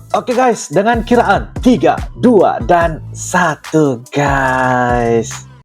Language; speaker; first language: Malay; native; Malay